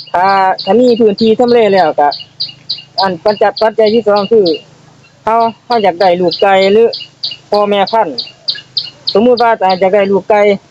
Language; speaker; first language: Thai; native; Thai